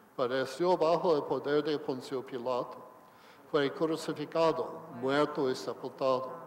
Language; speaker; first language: Spanish; non-native, fluent; English